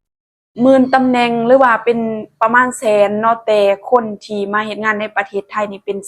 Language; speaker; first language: Thai; non-native, local second language; Northeastern Thai